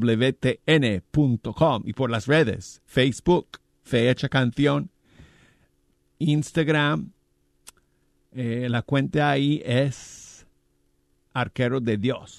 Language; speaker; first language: Spanish; native; Spanish